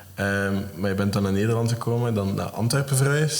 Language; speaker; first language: Dutch; native; Dutch